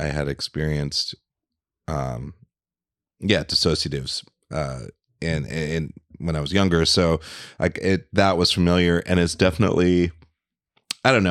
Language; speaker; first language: English; early bilingual, other home language; French